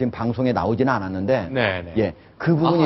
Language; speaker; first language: Korean; native; Korean